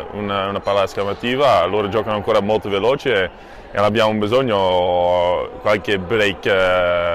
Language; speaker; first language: Italian; non-native, fluent; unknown